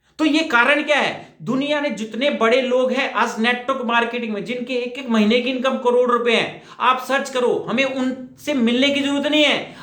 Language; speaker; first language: Hindi; native; Hindi